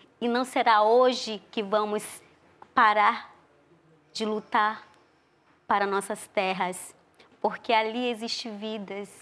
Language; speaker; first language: Portuguese; non-native, local second language; Ticuna